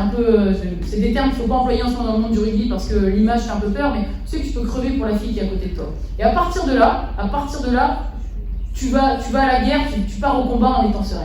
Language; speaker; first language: French; native; French